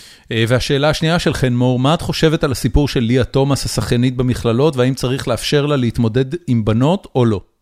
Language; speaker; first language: Hebrew; native; Hebrew